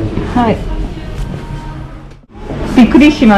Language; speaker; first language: Japanese; non-native, learner; English